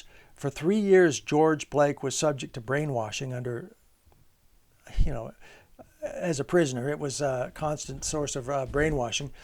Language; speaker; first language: English; native; English